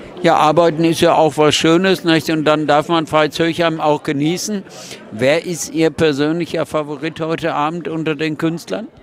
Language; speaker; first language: German; native; German